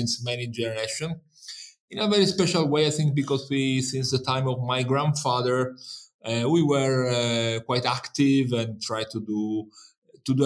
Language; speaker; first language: English; non-native, fluent; Italian